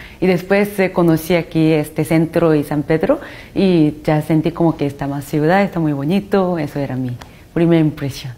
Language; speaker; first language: Spanish; non-native, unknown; Korean